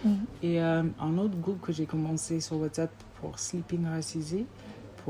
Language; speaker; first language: French; non-native, fluent; English